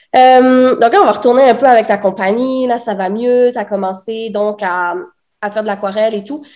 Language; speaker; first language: French; native; French